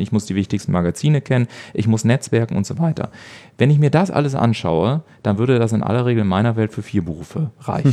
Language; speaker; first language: German; native; German